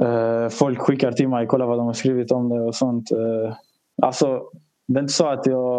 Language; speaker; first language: Swedish; early bilingual, other home language; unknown